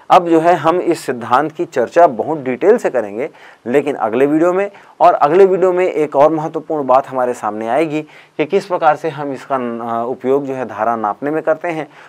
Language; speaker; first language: Hindi; native; Hindi